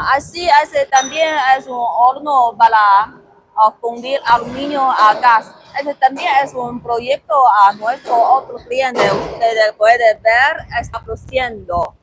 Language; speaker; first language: Spanish; non-native, learner; Chinese